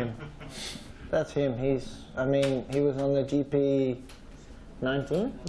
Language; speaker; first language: English; native; English